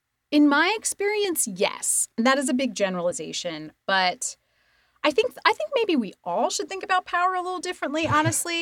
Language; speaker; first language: English; native; English